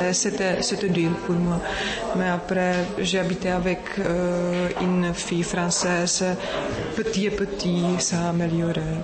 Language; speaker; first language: French; non-native, learner; Czech